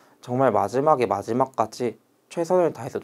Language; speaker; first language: Korean; native; Korean